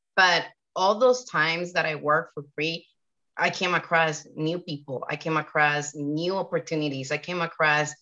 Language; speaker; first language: English; non-native, fluent; Spanish